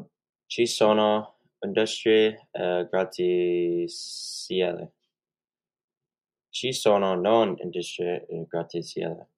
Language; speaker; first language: Italian; non-native, learner; English